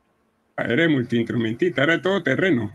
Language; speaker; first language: Spanish; native; Spanish